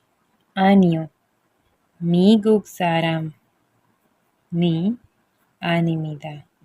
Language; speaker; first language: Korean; non-native, fluent; Hindi